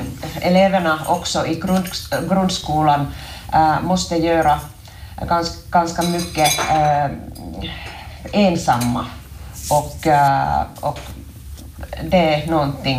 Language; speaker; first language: Swedish; non-native, local second language; Finnish